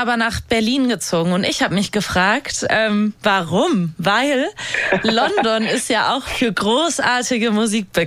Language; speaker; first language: German; native; German